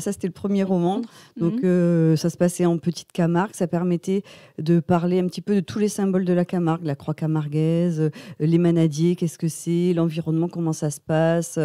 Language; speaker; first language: French; native; French